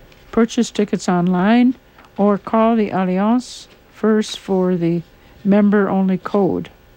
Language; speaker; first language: English; native; English